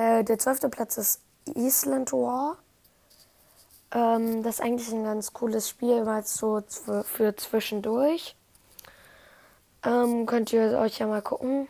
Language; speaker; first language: German; native; German